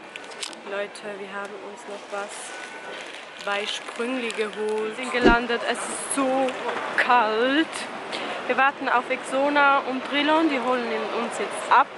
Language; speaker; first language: German; early bilingual, other home language; Albanian